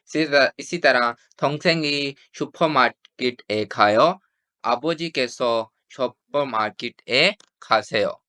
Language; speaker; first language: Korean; non-native, fluent; Urdu